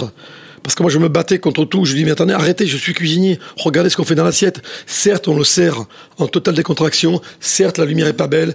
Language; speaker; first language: French; native; French